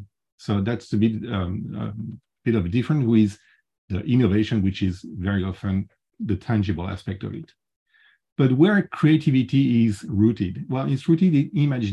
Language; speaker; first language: English; non-native, fluent; French